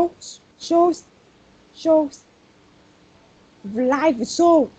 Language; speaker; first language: English; non-native, learner; Vietnamese